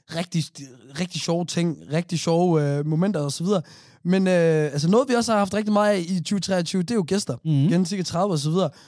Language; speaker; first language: Danish; early bilingual, other home language; Somali